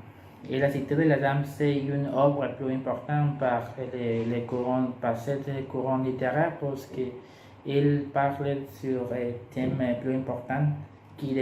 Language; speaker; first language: French; non-native, learner; Spanish